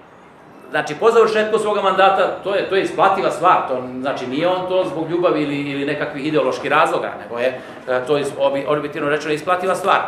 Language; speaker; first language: Serbian; native; Serbian